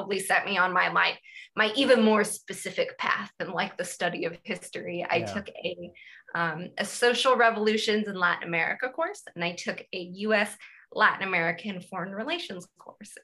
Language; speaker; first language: English; native; English